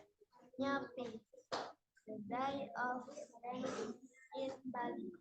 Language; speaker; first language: English; non-native, learner; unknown